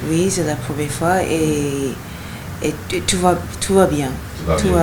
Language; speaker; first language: French; non-native, learner; Yoruba